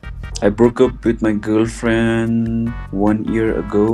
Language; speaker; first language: English; non-native, learner; Korean